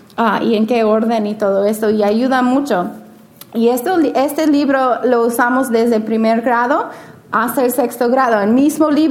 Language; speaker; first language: Spanish; non-native, fluent; English